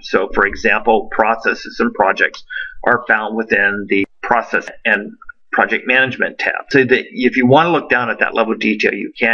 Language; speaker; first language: English; native; English